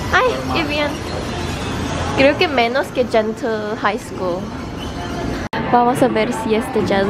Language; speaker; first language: Spanish; non-native, fluent; Korean